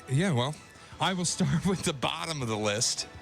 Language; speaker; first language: English; native; English